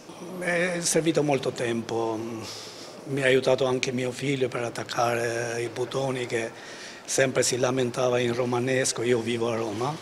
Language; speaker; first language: Italian; non-native, fluent; Albanian